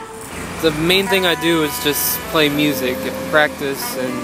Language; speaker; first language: English; native; English